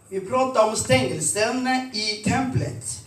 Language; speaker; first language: Swedish; non-native, fluent; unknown